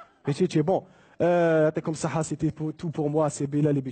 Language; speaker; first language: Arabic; native; Arabic